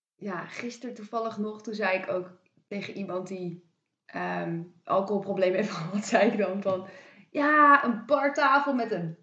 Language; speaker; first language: Dutch; native; Dutch